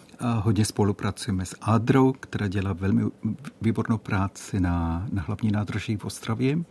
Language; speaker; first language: Czech; non-native, fluent; Malayalam